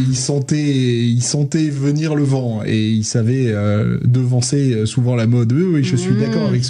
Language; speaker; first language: French; native; French